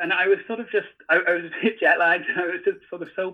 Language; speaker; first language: English; native; English